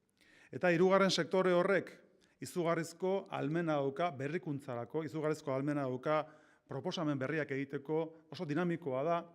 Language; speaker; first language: Basque; non-native, local second language; Spanish